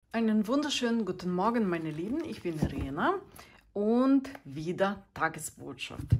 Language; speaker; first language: German; non-native, fluent; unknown